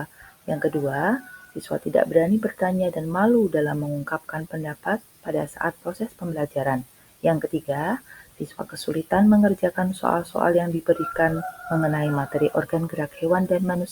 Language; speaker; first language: Indonesian; native; Indonesian